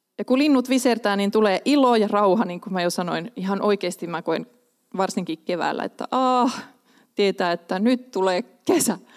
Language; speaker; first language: Finnish; non-native, local second language; Swedish